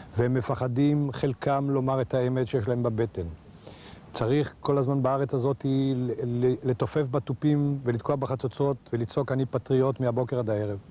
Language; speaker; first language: Hebrew; native; Hebrew